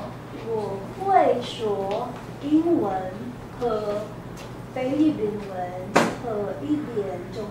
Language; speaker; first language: Chinese; non-native, learner; Filipino